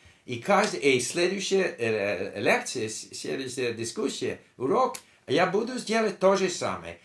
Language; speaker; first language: Russian; non-native, learner; English